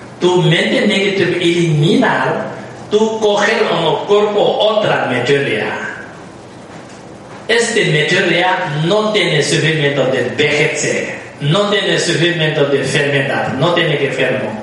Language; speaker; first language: Spanish; non-native, learner; Tibetan